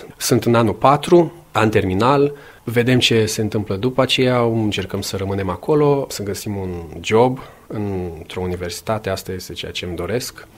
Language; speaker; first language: Romanian; native; Romanian